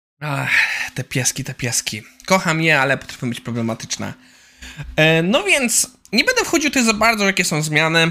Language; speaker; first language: Polish; native; Polish